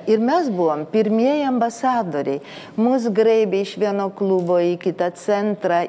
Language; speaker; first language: Lithuanian; early bilingual, heritage; Lithuanian